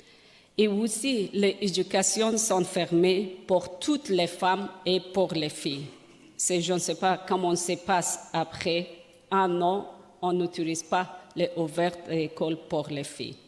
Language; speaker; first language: French; non-native, learner; Persian